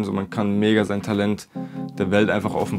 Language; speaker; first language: German; native; German